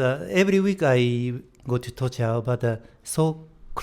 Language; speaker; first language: English; non-native, learner; Japanese